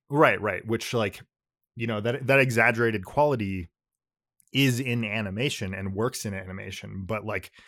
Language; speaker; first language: English; early bilingual, other home language; Japanese